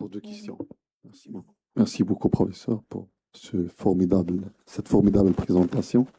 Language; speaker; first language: French; non-native, local second language; Arabic